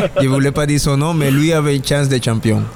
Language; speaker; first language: French; non-native, learner; Spanish